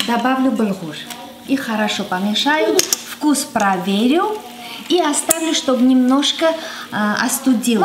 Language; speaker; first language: Russian; non-native, local second language; Armenian